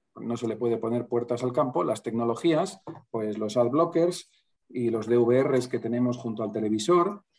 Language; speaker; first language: Spanish; native; Spanish